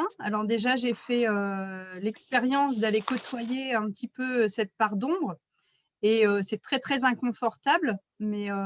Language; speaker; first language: French; native; French